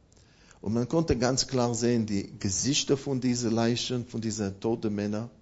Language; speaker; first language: German; non-native, fluent; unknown